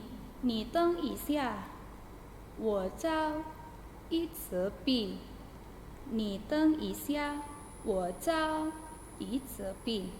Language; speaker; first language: Chinese; non-native, fluent; Indonesian